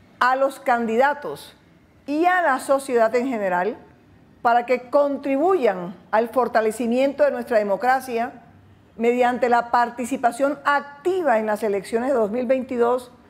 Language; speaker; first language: Spanish; native; Spanish